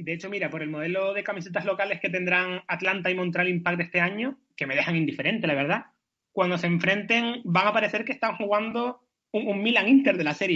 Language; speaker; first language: Spanish; native; Spanish